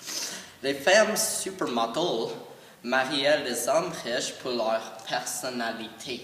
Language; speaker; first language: French; non-native, learner; English